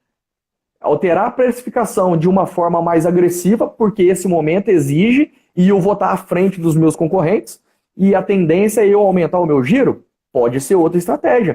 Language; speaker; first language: Portuguese; native; Portuguese